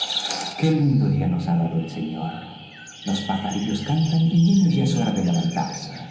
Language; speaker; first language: Spanish; native; Spanish